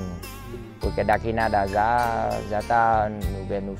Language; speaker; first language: Portuguese; non-native, learner; Vietnamese